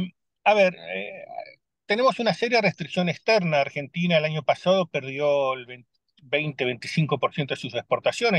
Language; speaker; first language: Spanish; native; Spanish